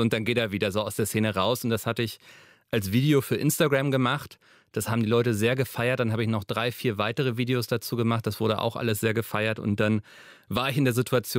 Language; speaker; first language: German; native; German